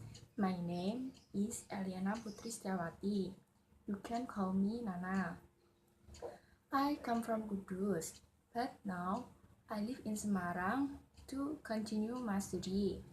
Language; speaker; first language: English; non-native, learner; Indonesian